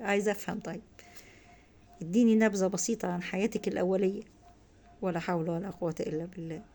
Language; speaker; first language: Arabic; native; Arabic